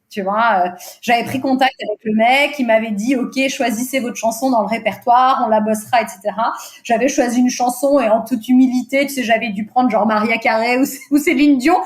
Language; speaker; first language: French; early bilingual, other home language; Portuguese